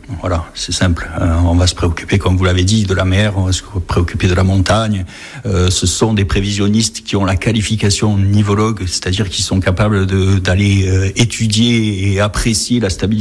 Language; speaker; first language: French; native; French